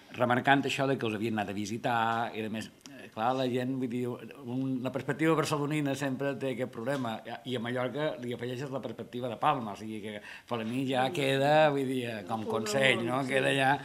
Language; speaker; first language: Catalan; native; Catalan